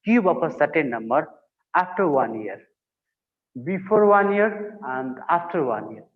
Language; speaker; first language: English; non-native, local second language; Nepali